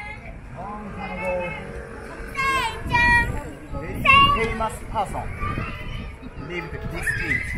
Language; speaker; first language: English; non-native, learner; Japanese